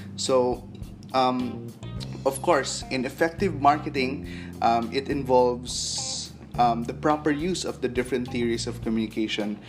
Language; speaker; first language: English; non-native, local second language; Cebuano